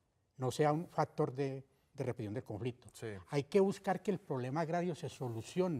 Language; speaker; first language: Spanish; native; Spanish